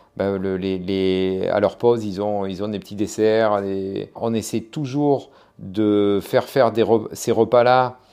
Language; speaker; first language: French; native; French